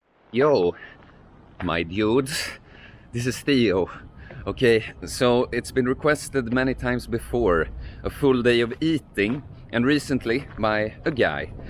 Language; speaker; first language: English; non-native, fluent; Swedish